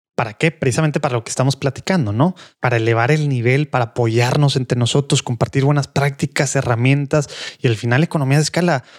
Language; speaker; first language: Spanish; native; Spanish